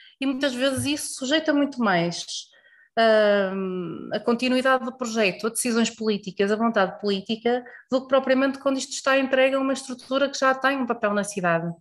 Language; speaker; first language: Portuguese; native; Portuguese